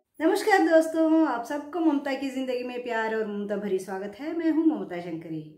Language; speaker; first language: Hindi; non-native, local second language; Kannada